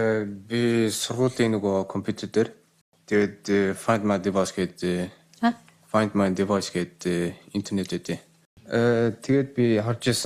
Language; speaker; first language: Mongolian; early bilingual, heritage; Mongolian